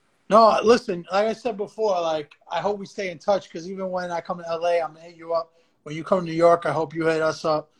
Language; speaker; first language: English; early bilingual, other home language; Italian